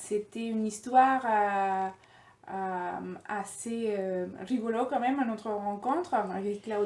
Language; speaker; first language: French; non-native, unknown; Spanish